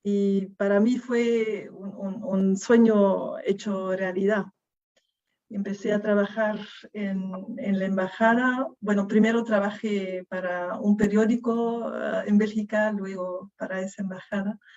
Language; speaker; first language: Spanish; non-native, fluent; Dutch